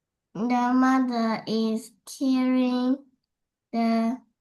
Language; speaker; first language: English; non-native, learner; Vietnamese